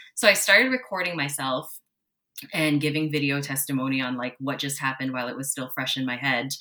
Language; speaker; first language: English; native; English